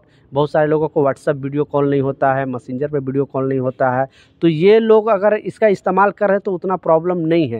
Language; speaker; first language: Hindi; native; Hindi